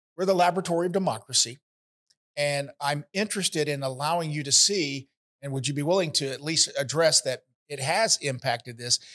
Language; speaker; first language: English; native; English